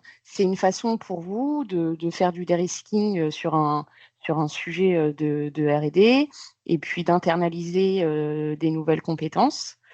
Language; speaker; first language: French; native; French